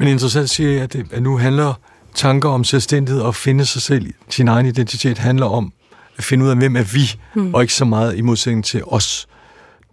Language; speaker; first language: Danish; native; Danish